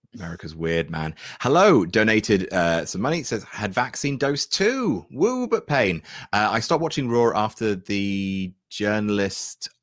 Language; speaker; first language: English; native; English